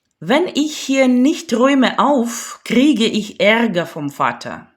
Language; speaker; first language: German; non-native, fluent; Ukrainian